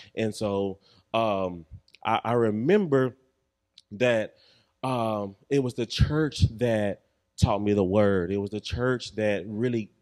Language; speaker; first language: English; native; English